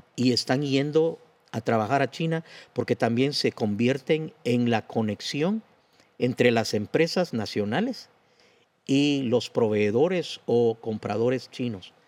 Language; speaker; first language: Spanish; native; Spanish